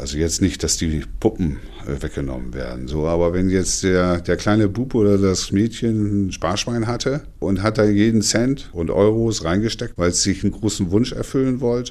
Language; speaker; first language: German; native; German